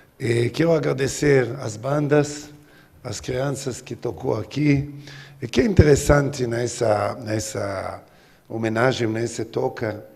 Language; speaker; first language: Portuguese; non-native, learner; Hebrew